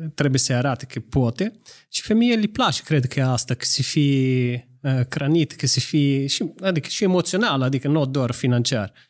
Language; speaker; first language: Romanian; non-native, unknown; Italian